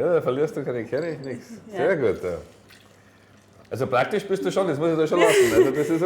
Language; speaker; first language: German; native; German